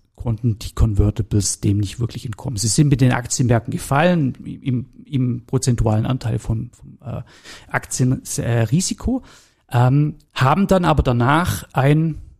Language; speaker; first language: German; native; German